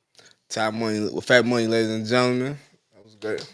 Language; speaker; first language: English; native; English